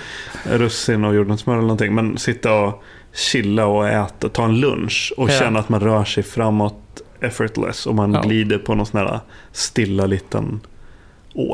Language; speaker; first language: Swedish; native; Swedish